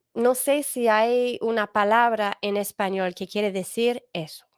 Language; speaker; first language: Spanish; non-native, fluent; English